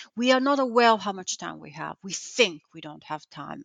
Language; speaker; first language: English; non-native, fluent; Italian